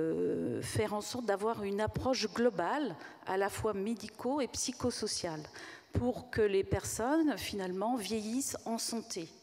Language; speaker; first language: French; native; French